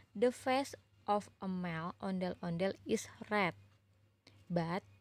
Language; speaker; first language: English; non-native, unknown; Indonesian